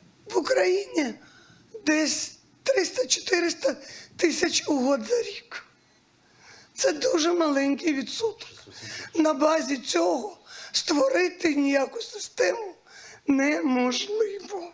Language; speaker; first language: Ukrainian; native; Ukrainian